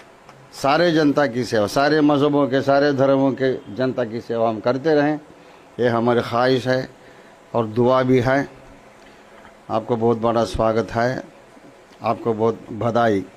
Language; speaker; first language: Hindi; non-native, local second language; Telugu